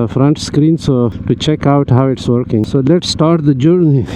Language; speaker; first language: English; non-native, learner; Persian